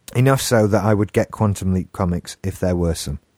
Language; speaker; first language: English; native; English